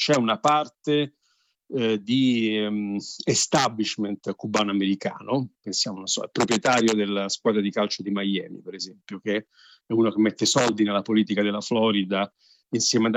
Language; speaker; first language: Italian; native; Italian